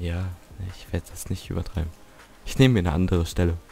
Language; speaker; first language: German; native; German